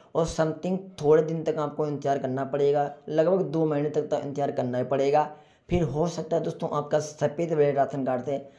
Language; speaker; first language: Hindi; native; Hindi